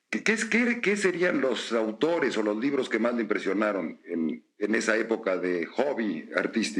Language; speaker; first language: Spanish; native; Spanish